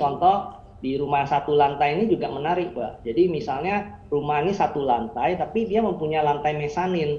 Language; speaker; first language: Indonesian; native; Indonesian